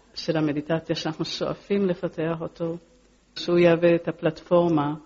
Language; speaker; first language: Hebrew; early bilingual, other home language; Polish